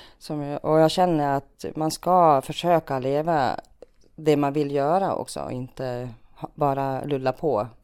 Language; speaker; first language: Swedish; early bilingual, other home language; Finnish